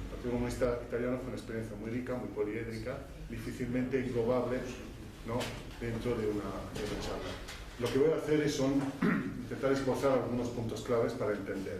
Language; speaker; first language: Spanish; non-native, fluent; Italian